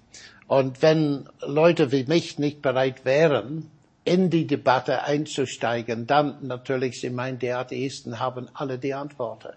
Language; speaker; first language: German; non-native, fluent; English